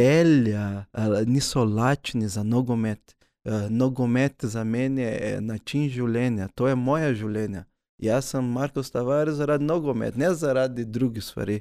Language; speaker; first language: Slovenian; early bilingual, other home language; Portuguese